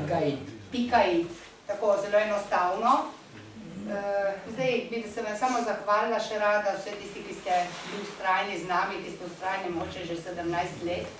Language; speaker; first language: Slovenian; native; Slovenian